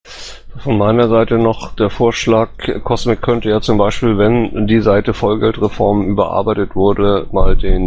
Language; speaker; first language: German; native; German